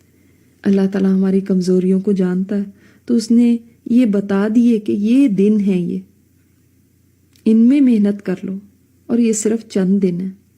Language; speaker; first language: Urdu; native; Urdu